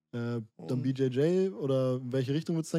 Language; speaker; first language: German; native; German